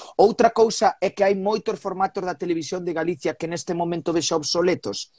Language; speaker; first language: Galician; native; Galician